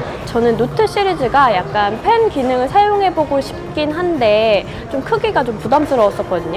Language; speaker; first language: Korean; native; Korean